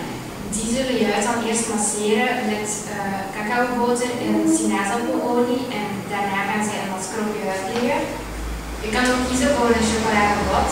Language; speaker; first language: Dutch; native; Dutch